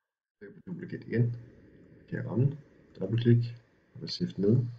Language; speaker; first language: Danish; native; Danish